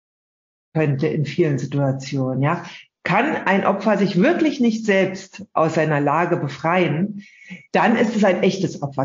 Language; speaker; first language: German; native; German